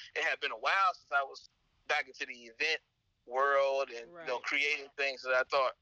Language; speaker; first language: English; native; English